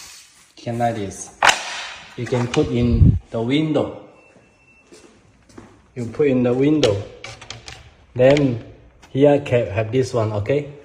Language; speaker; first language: English; non-native, learner; Chinese